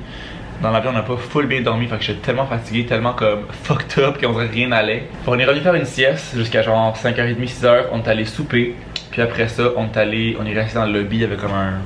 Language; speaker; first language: French; native; French